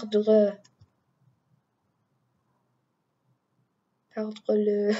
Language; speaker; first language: French; non-native, learner; English